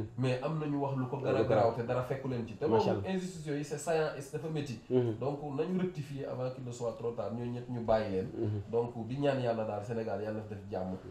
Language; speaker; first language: Wolof; native; Wolof